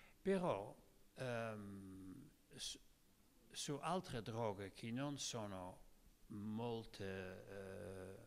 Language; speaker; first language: Italian; non-native, learner; Dutch